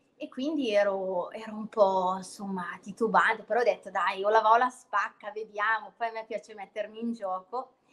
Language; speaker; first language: Italian; native; Italian